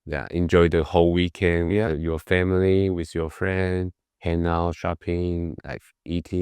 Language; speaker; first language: English; non-native, learner; Chinese